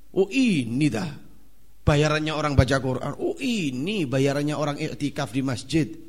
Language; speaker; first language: Indonesian; non-native, local second language; Javanese